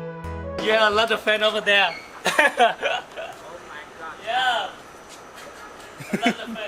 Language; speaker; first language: English; non-native, learner; Vietnamese